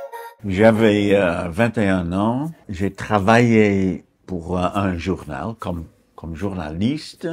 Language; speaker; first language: French; non-native, fluent; English